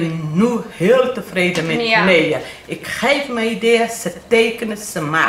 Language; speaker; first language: Dutch; non-native, learner; Portuguese